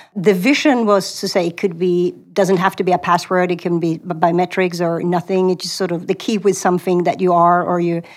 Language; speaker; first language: English; non-native, fluent; Swedish